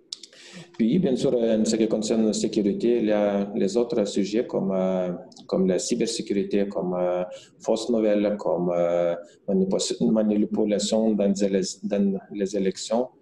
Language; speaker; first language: French; non-native, fluent; Lithuanian